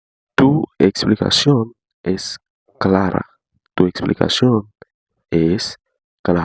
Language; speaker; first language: Spanish; non-native, learner; Haitian Creole